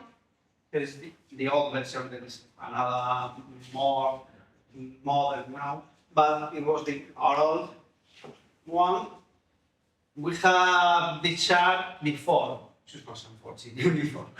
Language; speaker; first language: English; non-native, fluent; Spanish